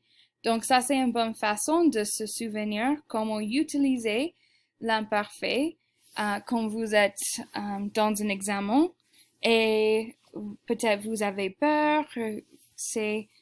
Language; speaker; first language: French; non-native, fluent; English